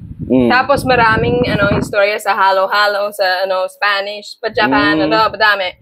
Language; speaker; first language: Filipino; non-native, learner; English